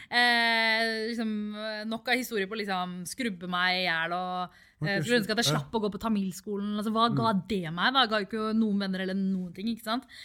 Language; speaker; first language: Norwegian; early bilingual, other home language; Tamil